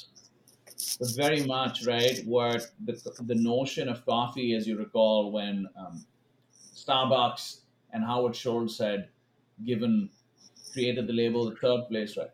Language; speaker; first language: English; non-native, local second language; Hindi